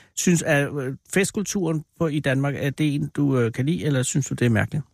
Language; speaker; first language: Danish; non-native, fluent; Chinese